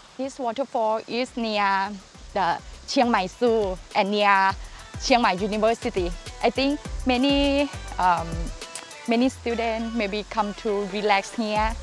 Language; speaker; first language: English; non-native, learner; Thai